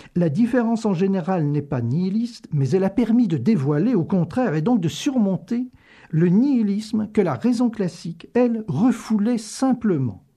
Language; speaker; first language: French; native; French